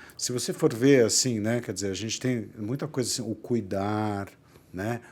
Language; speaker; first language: Portuguese; native; Portuguese